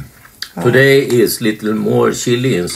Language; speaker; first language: English; non-native, learner; Swedish